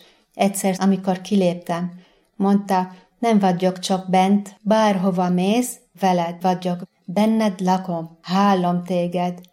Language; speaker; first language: Hungarian; non-native, learner; Arabic